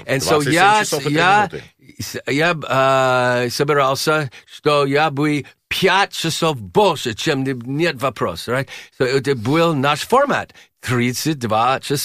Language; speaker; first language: Russian; non-native, learner; English